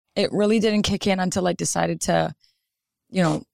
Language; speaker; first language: English; non-native, fluent; French